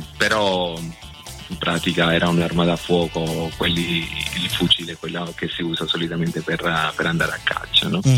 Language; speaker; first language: Italian; early bilingual, other home language; Spanish